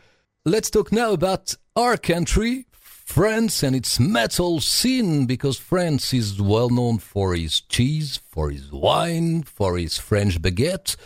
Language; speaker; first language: English; non-native, fluent; French